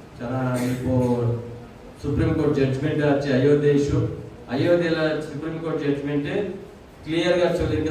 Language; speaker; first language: Tamil; non-native, learner; Kannada